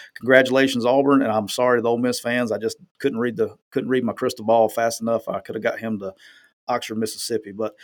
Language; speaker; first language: English; native; English